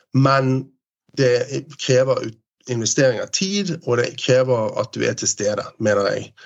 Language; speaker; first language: Norwegian; native; Norwegian